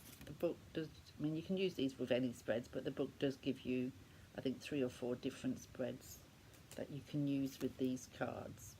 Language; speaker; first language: English; native; English